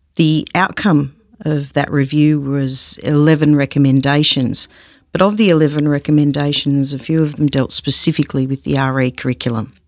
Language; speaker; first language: English; native; English